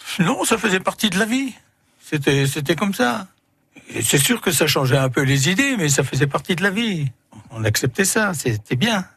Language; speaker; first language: French; native; French